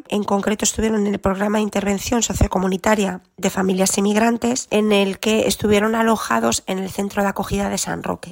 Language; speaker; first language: Spanish; native; Spanish